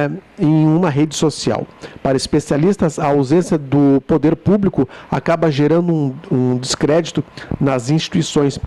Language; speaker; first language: Portuguese; native; Portuguese